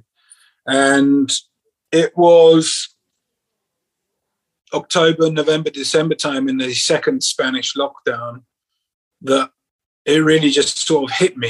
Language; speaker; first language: English; native; English